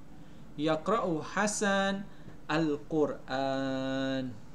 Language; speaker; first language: Arabic; non-native, fluent; Indonesian